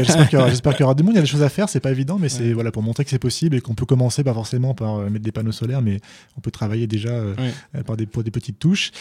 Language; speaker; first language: French; native; French